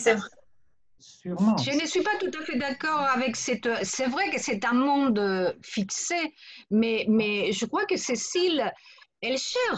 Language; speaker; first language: French; non-native, fluent; Spanish